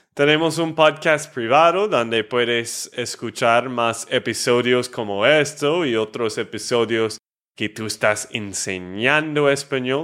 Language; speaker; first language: Spanish; non-native, learner; English